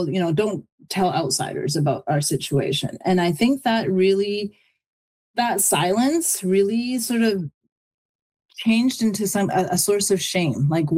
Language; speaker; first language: English; native; English